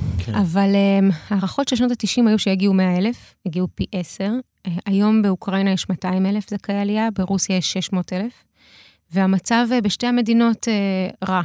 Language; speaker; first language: Hebrew; early bilingual, other home language; Russian